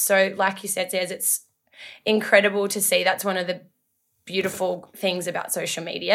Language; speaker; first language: English; native; English